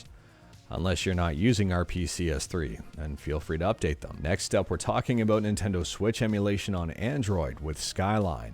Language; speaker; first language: English; native; English